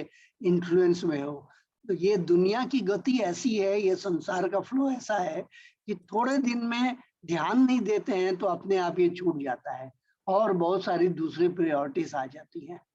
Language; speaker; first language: Hindi; native; Hindi